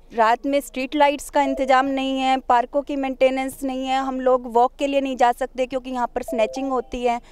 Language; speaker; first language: Hindi; non-native, local second language; Punjabi